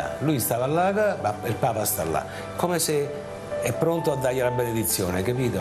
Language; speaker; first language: Italian; native; Italian